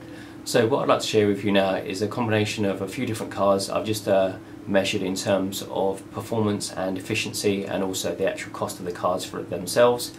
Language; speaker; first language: English; native; English